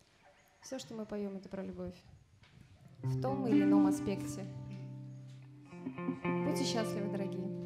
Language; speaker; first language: Russian; native; Russian